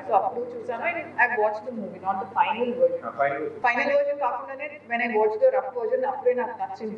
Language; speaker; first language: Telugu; non-native, local second language; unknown